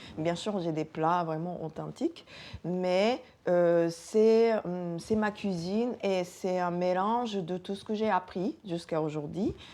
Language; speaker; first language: French; non-native, fluent; Japanese